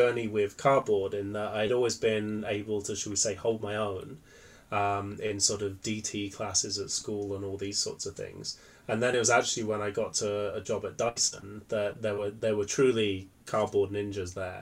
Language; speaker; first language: English; native; English